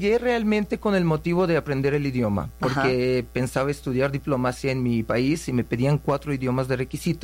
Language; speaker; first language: Spanish; non-native, fluent; Uzbek